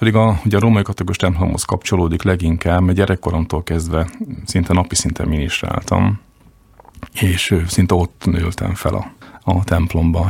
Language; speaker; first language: Hungarian; native; Hungarian